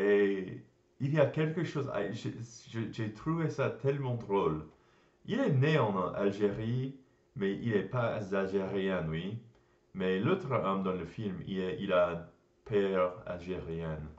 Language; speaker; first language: French; non-native, learner; English